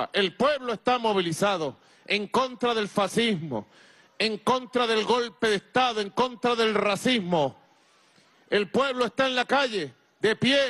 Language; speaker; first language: Spanish; native; Spanish